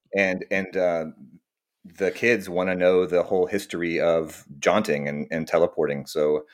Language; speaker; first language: English; native; English